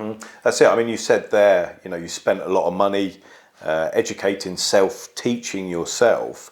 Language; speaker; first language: English; native; English